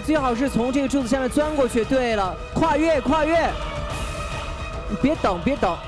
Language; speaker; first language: Chinese; native; Chinese